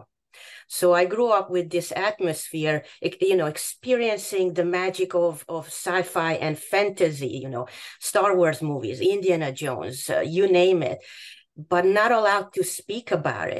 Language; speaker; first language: English; non-native, fluent; Hungarian